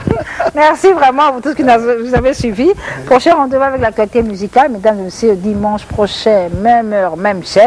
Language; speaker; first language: French; non-native, local second language; Lingala